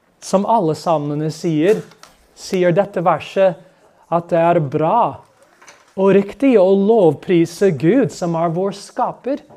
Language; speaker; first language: Norwegian; non-native, fluent; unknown